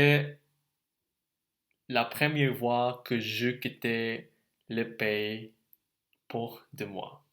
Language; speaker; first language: French; non-native, learner; Indonesian